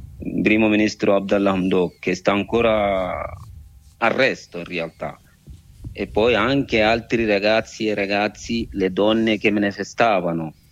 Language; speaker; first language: Italian; non-native, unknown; Arabic